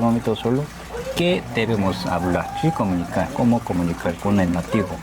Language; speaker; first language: Spanish; non-native, learner; Korean